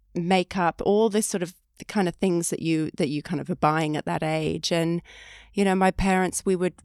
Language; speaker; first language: English; native; English